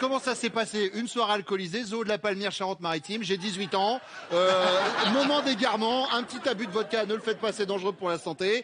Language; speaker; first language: French; native; French